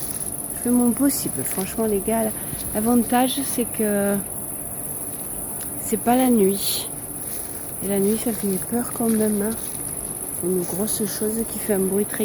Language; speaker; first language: French; native; French